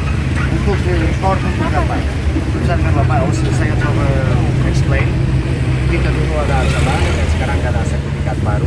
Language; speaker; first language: Indonesian; non-native, learner; English